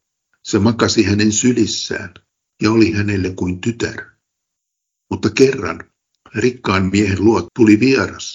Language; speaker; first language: Finnish; native; Finnish